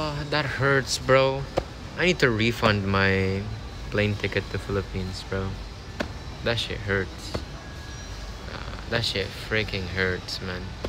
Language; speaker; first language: English; native; English